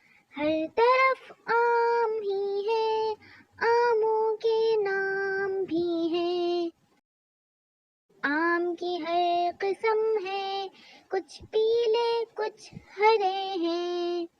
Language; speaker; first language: Urdu; native; Urdu